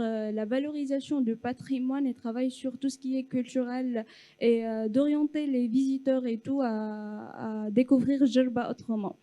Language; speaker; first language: French; non-native, local second language; Arabic